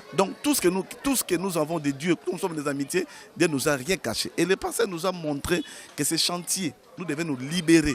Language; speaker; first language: French; non-native, local second language; Lingala